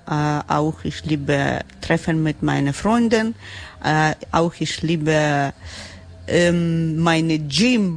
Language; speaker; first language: German; non-native, learner; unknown